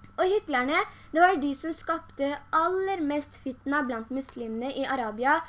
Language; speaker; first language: Norwegian; early bilingual, other home language; Urdu